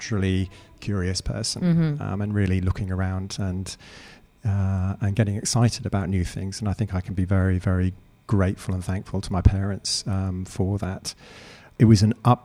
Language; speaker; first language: English; native; English